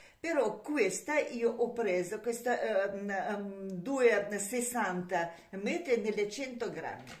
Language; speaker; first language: Italian; non-native, learner; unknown